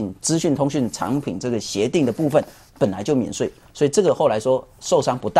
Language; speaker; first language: Chinese; native; Chinese